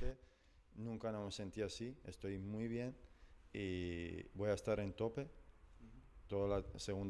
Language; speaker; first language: Spanish; non-native, fluent; Persian